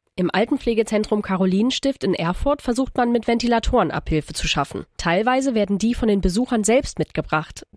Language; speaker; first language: German; native; German